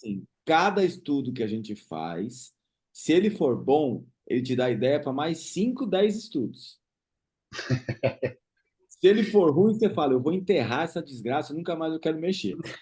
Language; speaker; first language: Portuguese; native; Portuguese